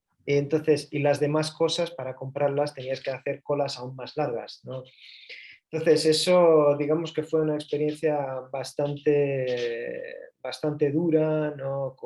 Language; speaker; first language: Spanish; early bilingual, heritage; Spanish